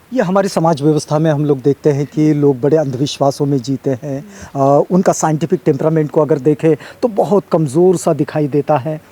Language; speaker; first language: Hindi; native; Hindi